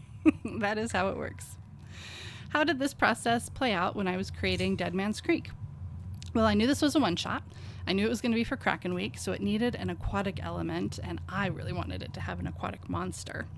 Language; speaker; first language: English; native; English